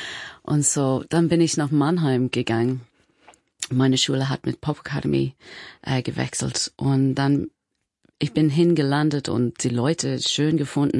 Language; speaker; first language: German; non-native, learner; English